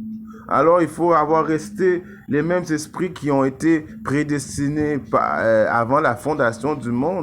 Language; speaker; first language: French; native; French